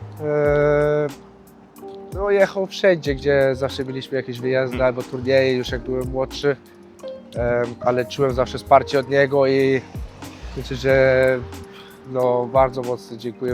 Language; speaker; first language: Polish; early bilingual, heritage; Polish